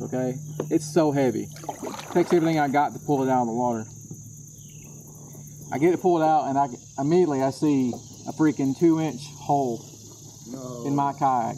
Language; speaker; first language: English; native; English